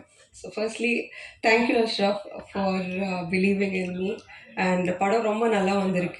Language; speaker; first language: Tamil; non-native, fluent; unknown